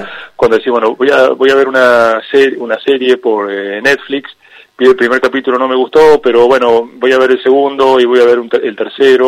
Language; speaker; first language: Spanish; native; Spanish